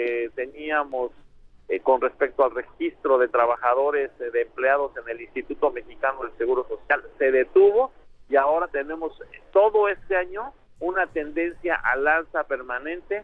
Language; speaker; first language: Spanish; native; Spanish